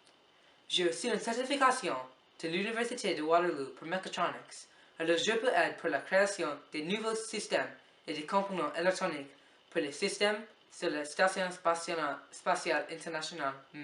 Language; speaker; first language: French; non-native, learner; English